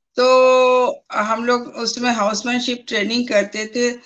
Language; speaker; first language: Hindi; native; Hindi